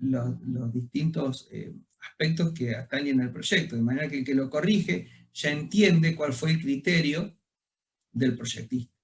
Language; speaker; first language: Spanish; native; Spanish